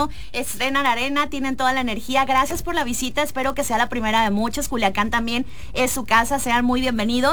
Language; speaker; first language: Spanish; native; Spanish